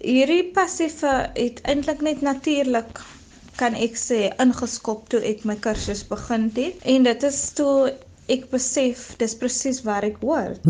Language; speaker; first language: Afrikaans; native; Afrikaans